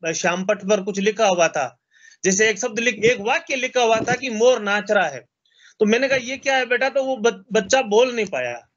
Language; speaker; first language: Hindi; native; Hindi